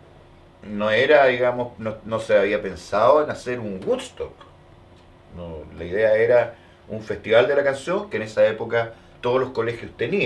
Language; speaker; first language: Spanish; native; Spanish